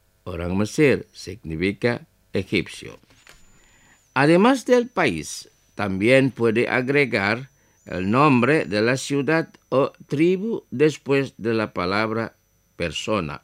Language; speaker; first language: Spanish; non-native, fluent; Indonesian